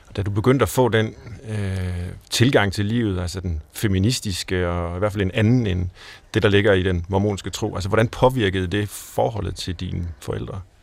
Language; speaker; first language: Danish; native; Danish